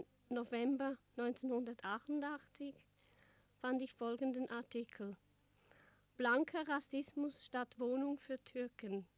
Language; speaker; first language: German; native; German